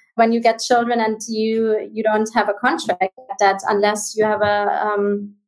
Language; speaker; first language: English; non-native, fluent; German